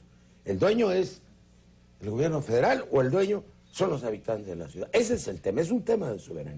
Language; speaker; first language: Spanish; native; Spanish